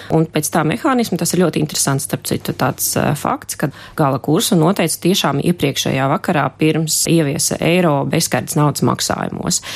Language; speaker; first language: Latvian; non-native, local second language; Russian